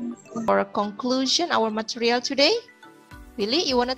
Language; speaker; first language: English; non-native, learner; Indonesian